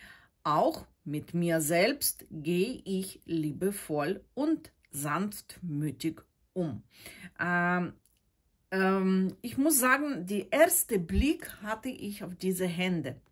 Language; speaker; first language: German; non-native, fluent; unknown